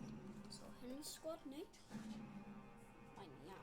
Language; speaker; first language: Welsh; non-native, learner; English